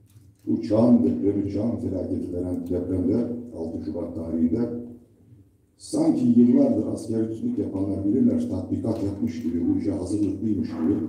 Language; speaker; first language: Turkish; native; Turkish